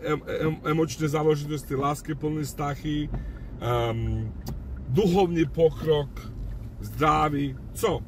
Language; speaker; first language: Czech; non-native, fluent; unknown